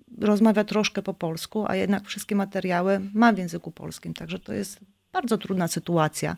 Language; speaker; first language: Polish; native; Polish